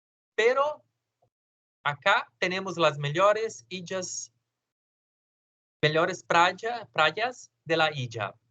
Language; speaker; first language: Spanish; non-native, learner; Portuguese